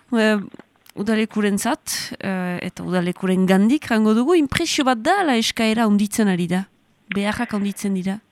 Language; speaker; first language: Basque; native; Basque